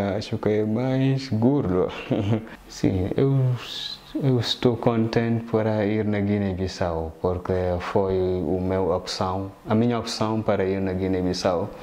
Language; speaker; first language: Portuguese; non-native, fluent; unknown